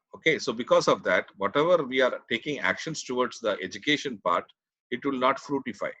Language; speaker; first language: English; non-native, local second language; Tamil